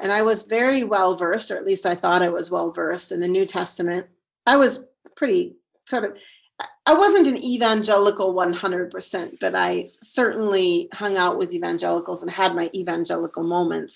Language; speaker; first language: English; native; English